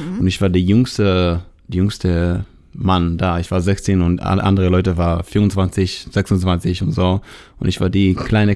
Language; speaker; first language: German; non-native, learner; Hebrew